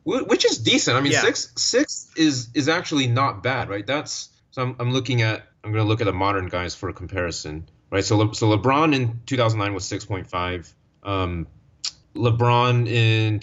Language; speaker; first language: English; native; English